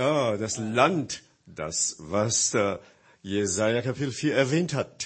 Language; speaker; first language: German; non-native, fluent; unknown